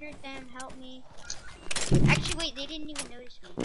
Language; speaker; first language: English; native; English